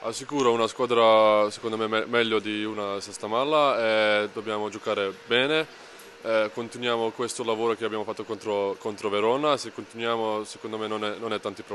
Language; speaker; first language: Italian; non-native, learner; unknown